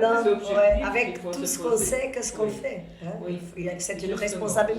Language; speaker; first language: French; non-native, fluent; Portuguese